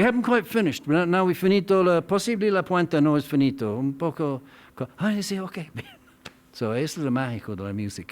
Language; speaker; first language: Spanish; non-native, learner; English